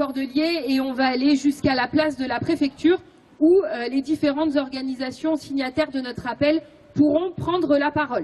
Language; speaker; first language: French; native; French